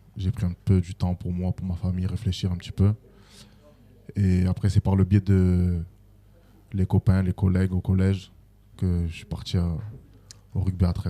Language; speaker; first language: French; native; French